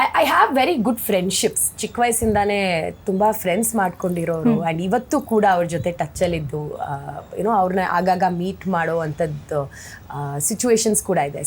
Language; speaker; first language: Kannada; non-native, local second language; Tamil